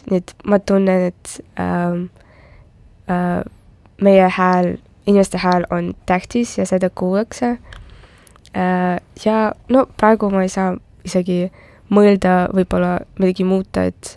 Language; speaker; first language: Estonian; non-native, local second language; Russian